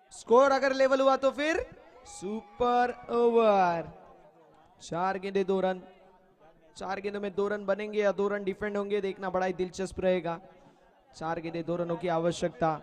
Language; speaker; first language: Hindi; non-native, local second language; Marathi